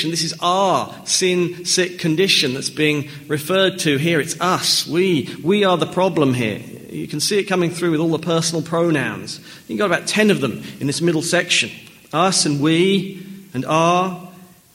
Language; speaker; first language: English; native; English